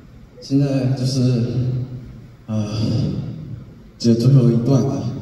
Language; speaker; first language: Chinese; early bilingual, heritage; English